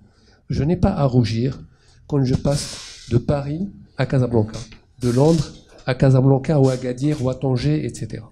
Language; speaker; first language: French; non-native, local second language; Arabic